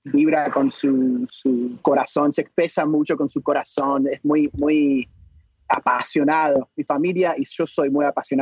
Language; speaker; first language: Spanish; non-native, learner; English